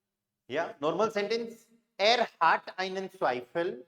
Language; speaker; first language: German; non-native, fluent; Hindi